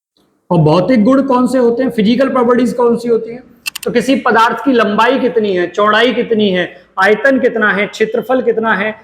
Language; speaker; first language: Hindi; native; Hindi